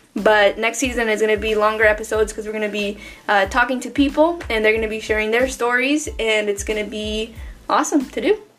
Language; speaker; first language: English; early bilingual, other home language; Spanish